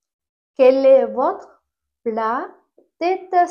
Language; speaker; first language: French; non-native, fluent; Tamil